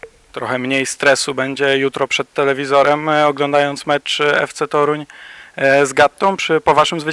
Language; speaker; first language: Polish; native; Polish